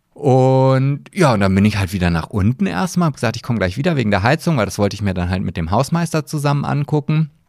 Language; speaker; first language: German; early bilingual, other home language; Polish